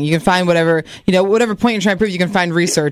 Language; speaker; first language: English; native; English